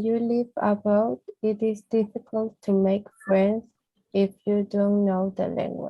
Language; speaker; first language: English; non-native, learner; Portuguese